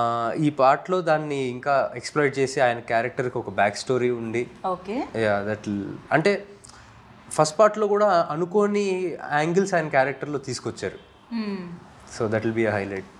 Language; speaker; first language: Telugu; native; Telugu